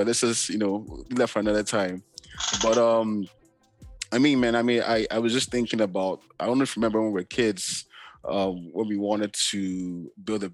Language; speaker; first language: English; non-native, local second language; Yoruba